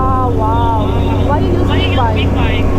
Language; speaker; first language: English; non-native, learner; Russian